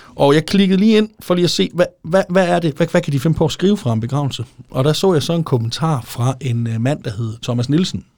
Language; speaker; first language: Danish; native; Danish